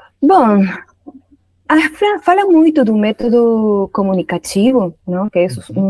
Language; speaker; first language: Portuguese; non-native, learner; Spanish